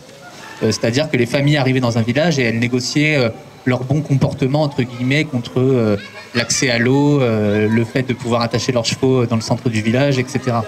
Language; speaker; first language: French; native; French